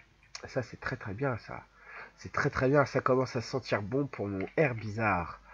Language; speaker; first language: French; native; French